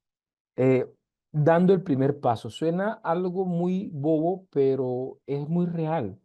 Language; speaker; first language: Spanish; native; Spanish